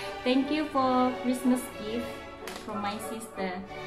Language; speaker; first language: English; non-native, local second language; Malay